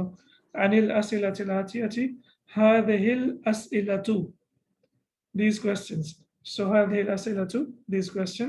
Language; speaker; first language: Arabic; non-native, fluent; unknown